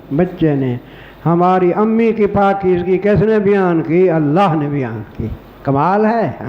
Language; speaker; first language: Urdu; non-native, local second language; Saraiki